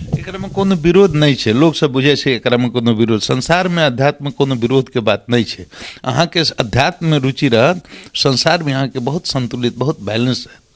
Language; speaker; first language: Maithili; non-native, local second language; Bhojpuri